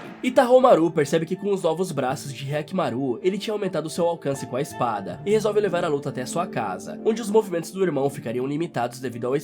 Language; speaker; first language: Portuguese; native; Portuguese